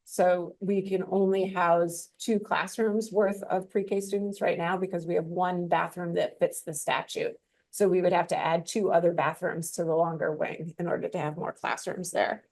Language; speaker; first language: English; native; English